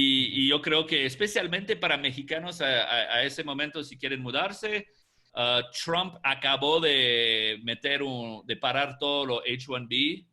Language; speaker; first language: Spanish; non-native, fluent; English